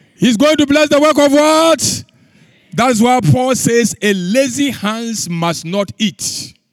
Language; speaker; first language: English; non-native, local second language; Akan